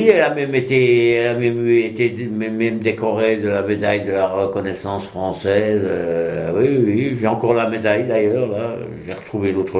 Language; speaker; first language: French; native; French